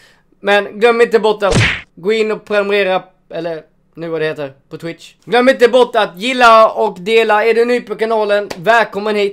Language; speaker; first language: Swedish; native; Swedish